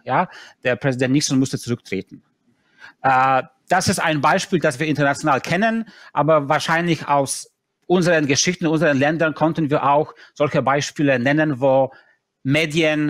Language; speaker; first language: German; non-native, fluent; Polish